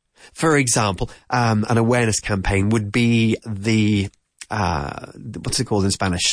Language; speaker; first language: English; native; English